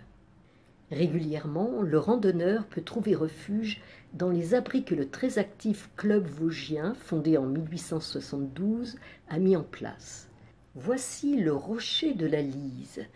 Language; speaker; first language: French; native; French